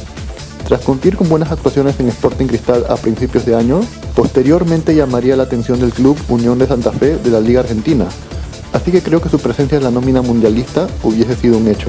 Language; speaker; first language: Spanish; native; Spanish